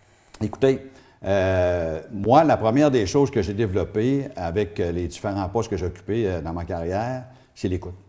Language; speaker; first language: French; native; French